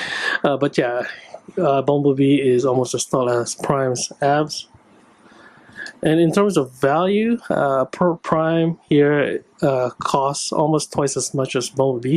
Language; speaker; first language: English; native; English